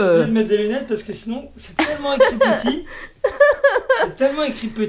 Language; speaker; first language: French; native; French